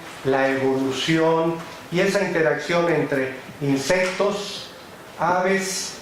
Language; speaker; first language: Spanish; native; Spanish